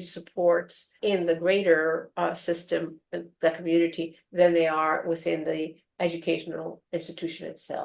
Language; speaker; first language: English; non-native, fluent; Greek